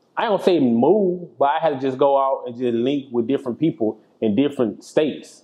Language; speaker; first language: English; native; English